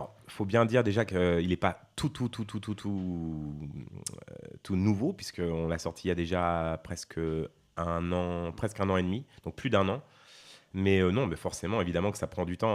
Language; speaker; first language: French; native; French